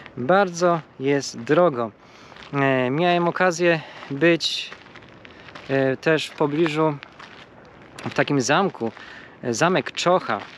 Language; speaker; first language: Polish; native; Polish